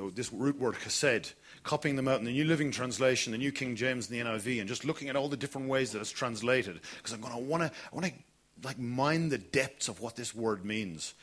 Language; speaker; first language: English; native; English